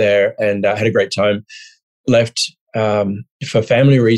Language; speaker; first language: English; native; English